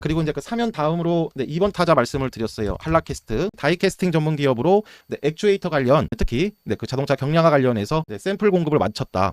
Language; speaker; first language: Korean; native; Korean